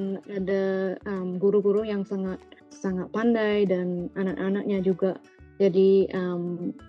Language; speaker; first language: Indonesian; early bilingual, heritage; Indonesian